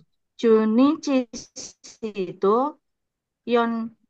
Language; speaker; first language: Korean; non-native, learner; Indonesian